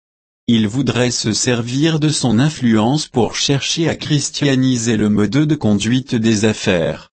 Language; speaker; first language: French; native; French